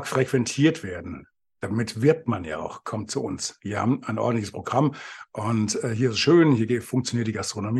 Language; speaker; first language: German; native; German